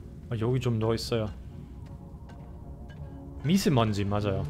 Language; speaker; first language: Korean; non-native, learner; German